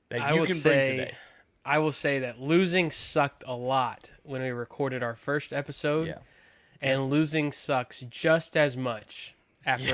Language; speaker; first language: English; native; English